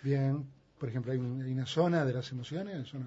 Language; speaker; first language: Spanish; native; Spanish